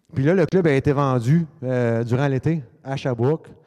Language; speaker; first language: French; native; French